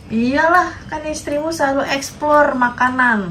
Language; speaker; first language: Indonesian; native; Indonesian